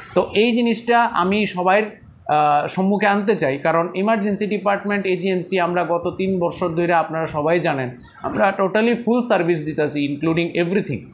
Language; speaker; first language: Bangla; native; Bangla